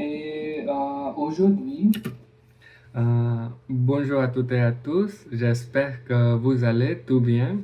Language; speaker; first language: French; non-native, learner; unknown